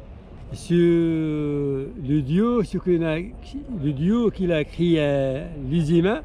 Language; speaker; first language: French; non-native, learner; Arabic